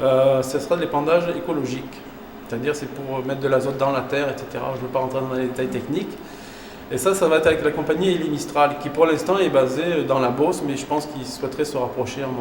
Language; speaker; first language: French; native; French